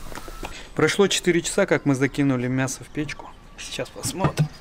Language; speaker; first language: Russian; native; Russian